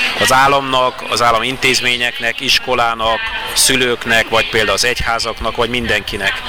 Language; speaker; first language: Hungarian; native; Hungarian